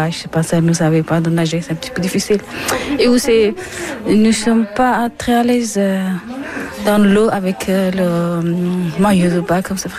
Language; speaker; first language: French; non-native, learner; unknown